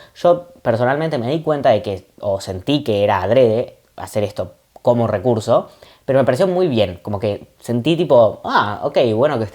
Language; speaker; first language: Spanish; native; Spanish